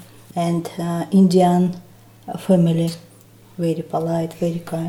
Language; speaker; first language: English; non-native, learner; Russian